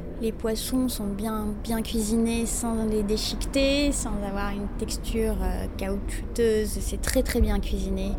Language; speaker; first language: French; non-native, local second language; Arabic